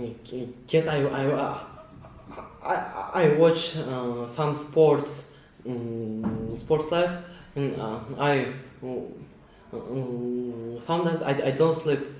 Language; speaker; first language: English; non-native, learner; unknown